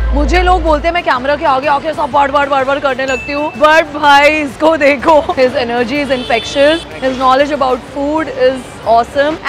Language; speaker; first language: Hindi; native; Hindi